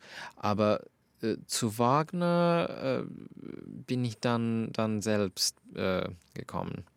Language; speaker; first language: German; non-native, fluent; Finnish